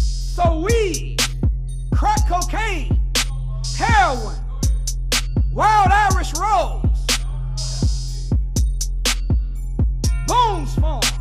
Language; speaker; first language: English; native; English